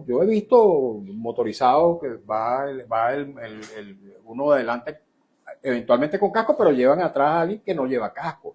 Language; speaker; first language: Spanish; native; Spanish